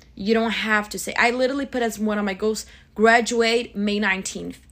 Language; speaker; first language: English; non-native, fluent; Portuguese